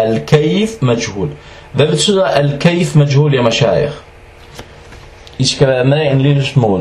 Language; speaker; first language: Danish; non-native, fluent; Arabic